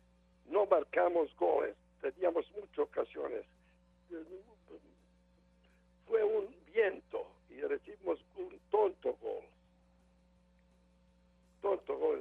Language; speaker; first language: Spanish; non-native, learner; Serbian